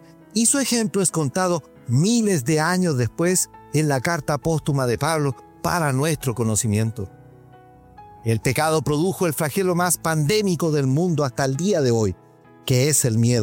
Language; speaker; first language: Spanish; native; Spanish